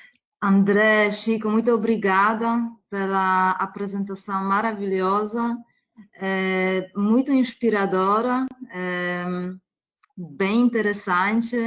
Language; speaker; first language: Portuguese; non-native, fluent; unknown